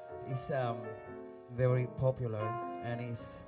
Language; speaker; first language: English; non-native, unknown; Spanish